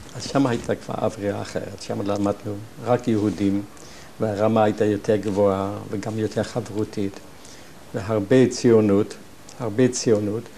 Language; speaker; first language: Hebrew; non-native, fluent; German